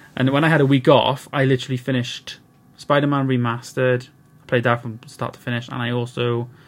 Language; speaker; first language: English; native; English